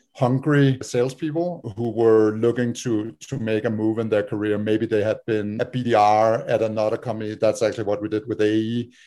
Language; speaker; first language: English; non-native, fluent; Danish